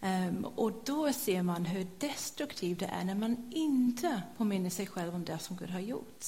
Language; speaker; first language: Swedish; non-native, fluent; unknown